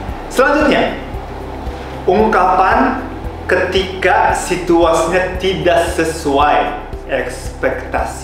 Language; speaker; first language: Indonesian; non-native, fluent; Japanese